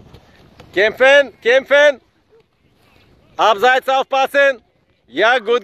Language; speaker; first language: German; non-native, learner; Bulgarian